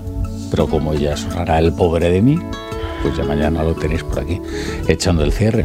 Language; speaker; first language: Spanish; native; Spanish